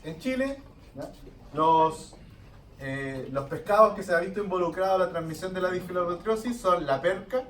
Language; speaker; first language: Spanish; native; Spanish